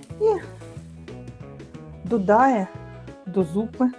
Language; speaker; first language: Polish; non-native, learner; Russian